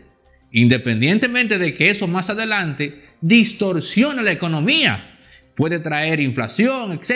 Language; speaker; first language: Spanish; native; Spanish